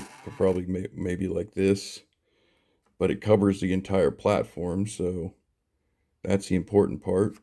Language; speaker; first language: English; native; English